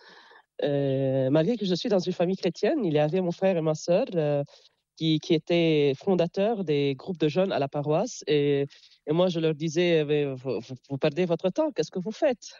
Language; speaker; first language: French; non-native, local second language; Arabic